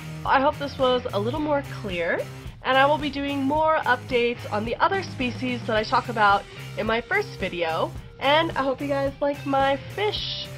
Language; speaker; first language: English; native; English